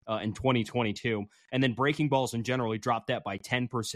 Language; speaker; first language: English; native; English